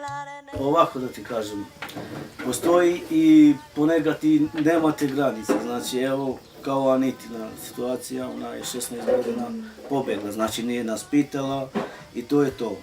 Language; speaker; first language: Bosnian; non-native, local second language; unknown